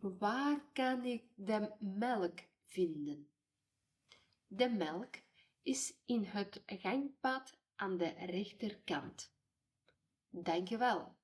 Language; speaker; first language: Dutch; non-native, fluent; Ukrainian